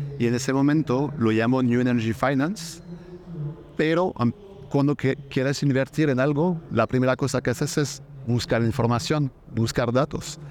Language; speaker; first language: Spanish; non-native, fluent; French